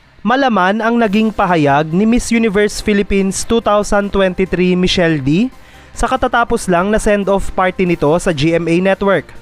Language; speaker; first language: Filipino; native; Filipino